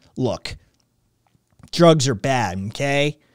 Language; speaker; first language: English; native; English